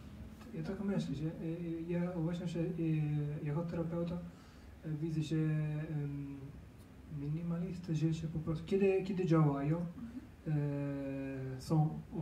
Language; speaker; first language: Polish; non-native, learner; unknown